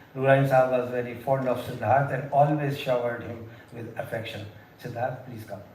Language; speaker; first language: English; non-native, local second language; Hindi